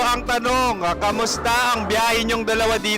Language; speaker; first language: Filipino; native; Filipino